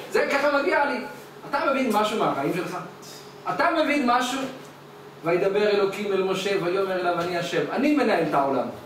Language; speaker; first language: Hebrew; native; Hebrew